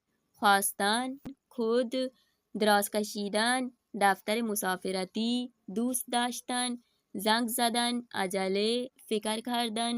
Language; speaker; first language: Persian; non-native, fluent; Urdu